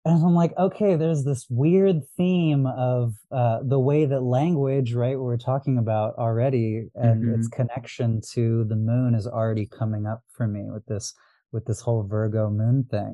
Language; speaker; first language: English; early bilingual, other home language; Arabic